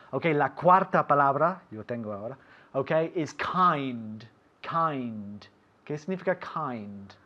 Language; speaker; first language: Spanish; non-native, fluent; English